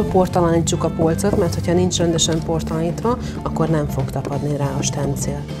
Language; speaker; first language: Hungarian; native; Hungarian